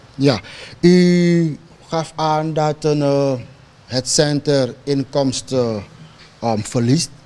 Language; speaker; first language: Dutch; non-native, local second language; Sranan Tongo